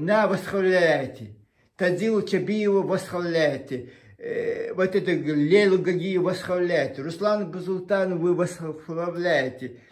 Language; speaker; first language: Russian; non-native, local second language; Chechen